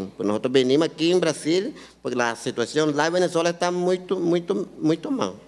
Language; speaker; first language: Portuguese; non-native, learner; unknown